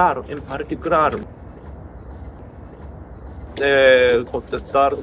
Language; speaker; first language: Spanish; non-native, learner; Japanese